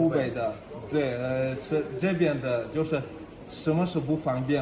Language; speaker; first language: Chinese; non-native, learner; Tajik